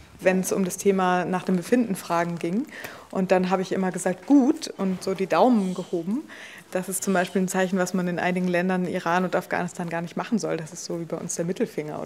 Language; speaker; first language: German; native; German